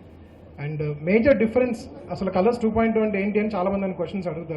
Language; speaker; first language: Telugu; native; Telugu